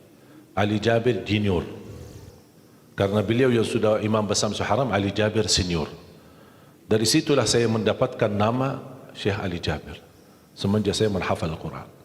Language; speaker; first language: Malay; non-native, fluent; Arabic